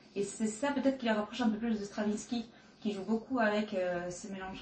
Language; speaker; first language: French; non-native, fluent; Spanish